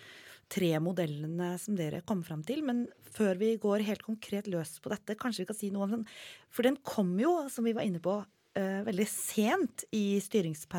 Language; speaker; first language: Norwegian; native; Norwegian